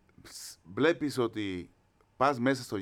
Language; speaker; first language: Greek; non-native, fluent; Spanish